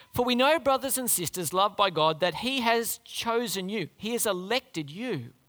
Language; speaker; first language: English; native; English